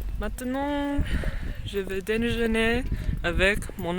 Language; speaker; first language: French; non-native, learner; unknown